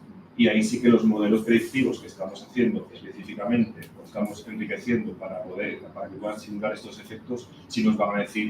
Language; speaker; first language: Spanish; native; Spanish